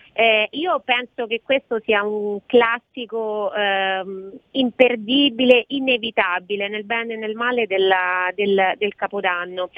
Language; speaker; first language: Italian; native; Italian